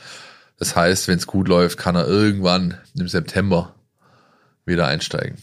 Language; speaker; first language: German; native; German